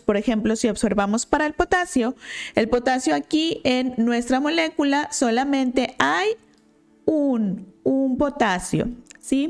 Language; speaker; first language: Spanish; native; Spanish